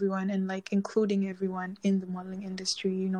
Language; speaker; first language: English; non-native, local second language; Swahili